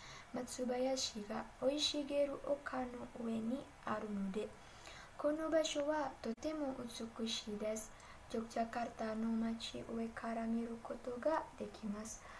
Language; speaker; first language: Japanese; non-native, learner; Indonesian